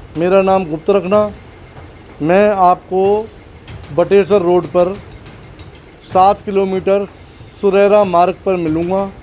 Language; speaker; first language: Hindi; native; Hindi